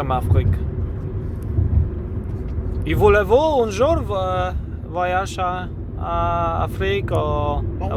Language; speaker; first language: French; non-native, learner; Polish